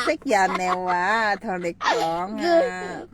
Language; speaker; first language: Chinese; non-native, fluent; Indonesian